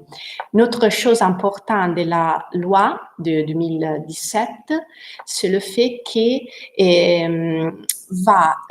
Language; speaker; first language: French; non-native, learner; Italian